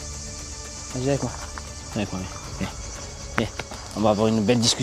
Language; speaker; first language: French; native; French